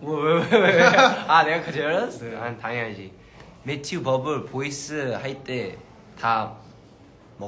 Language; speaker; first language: Korean; early bilingual, heritage; Korean